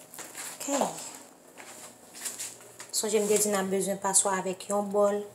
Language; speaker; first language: French; non-native, learner; Haitian Creole